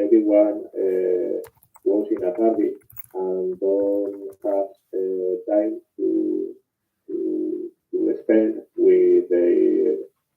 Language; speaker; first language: English; non-native, learner; Spanish